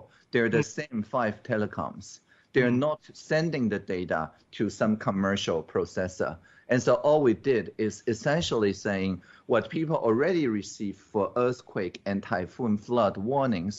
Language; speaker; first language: English; non-native, fluent; Chinese